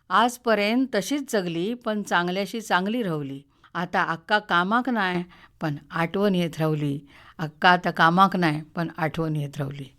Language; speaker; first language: Marathi; native; Marathi